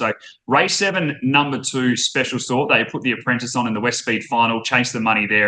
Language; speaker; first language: English; native; English